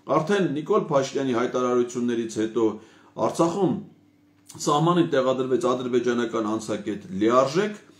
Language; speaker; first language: Armenian; native; Armenian